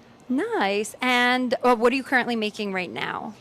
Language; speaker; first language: English; native; English